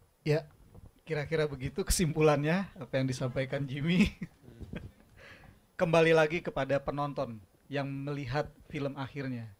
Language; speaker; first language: Indonesian; native; Indonesian